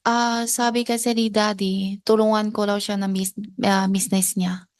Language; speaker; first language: Filipino; non-native, learner; Chinese